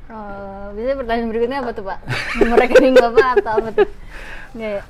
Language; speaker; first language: Indonesian; native; Indonesian